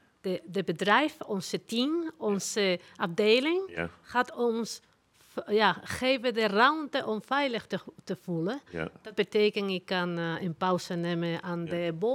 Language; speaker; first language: Dutch; non-native, learner; Spanish